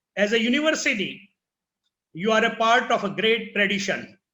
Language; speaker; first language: English; non-native, local second language; Gujarati